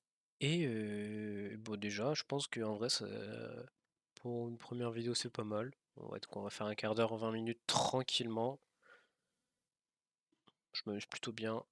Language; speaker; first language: French; native; French